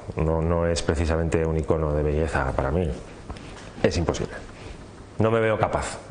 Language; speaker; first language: Spanish; native; Spanish